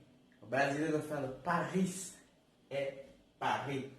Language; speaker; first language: Portuguese; non-native, fluent; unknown